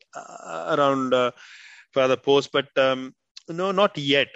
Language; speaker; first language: English; non-native, local second language; Tamil